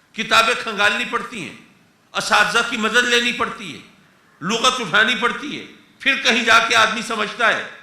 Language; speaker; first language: Urdu; native; Urdu